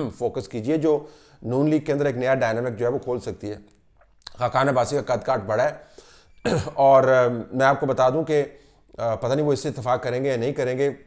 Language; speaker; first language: Urdu; native; Urdu